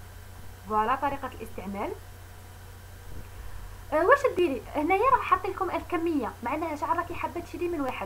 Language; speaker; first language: Arabic; native; Arabic